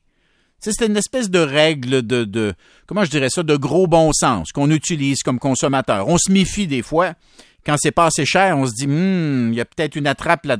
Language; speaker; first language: French; native; French